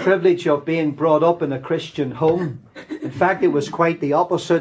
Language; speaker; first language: English; native; English